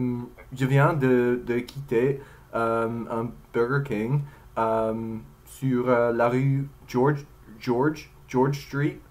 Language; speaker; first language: French; non-native, learner; English